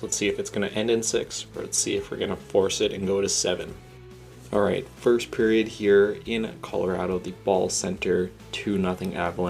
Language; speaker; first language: English; native; English